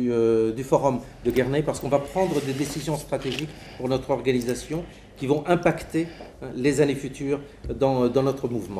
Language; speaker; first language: French; native; French